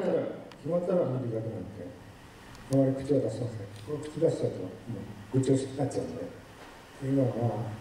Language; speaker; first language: Japanese; native; Japanese